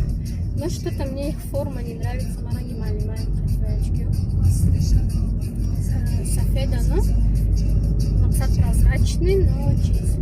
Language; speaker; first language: Russian; non-native, local second language; Tajik